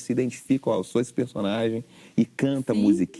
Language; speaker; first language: Portuguese; native; Portuguese